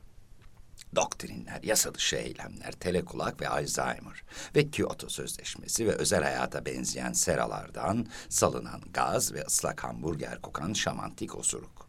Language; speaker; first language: Turkish; native; Turkish